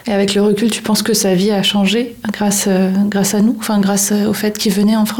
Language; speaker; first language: French; native; French